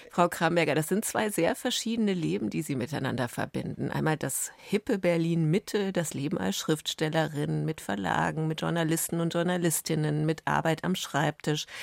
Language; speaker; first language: German; native; German